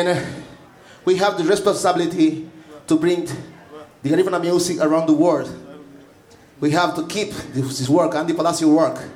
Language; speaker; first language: English; non-native, learner; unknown